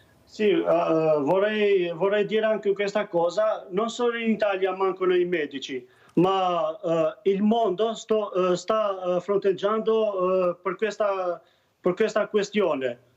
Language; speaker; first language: Italian; non-native, learner; Albanian